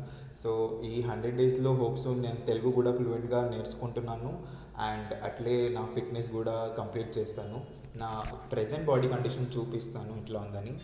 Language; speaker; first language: Telugu; early bilingual, heritage; Telugu